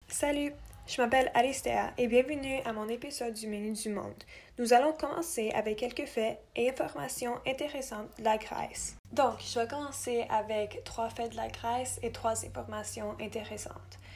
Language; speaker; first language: French; non-native, local second language; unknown